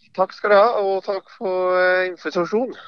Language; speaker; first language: Norwegian; non-native, fluent; English